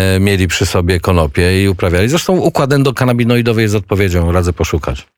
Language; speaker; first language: Polish; native; Polish